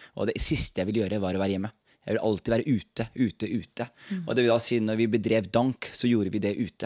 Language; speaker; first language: Norwegian; native; Norwegian